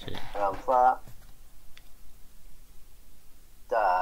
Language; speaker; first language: Chinese; non-native, learner; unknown